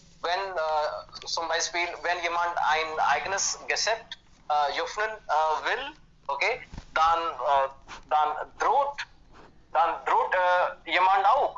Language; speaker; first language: German; non-native, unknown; Hindi